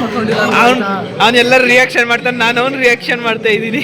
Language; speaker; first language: Kannada; non-native, local second language; Hindi